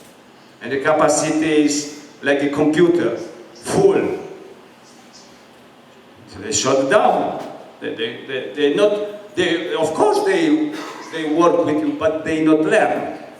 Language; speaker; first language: English; non-native, learner; Polish